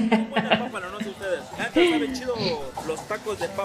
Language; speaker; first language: Spanish; native; Spanish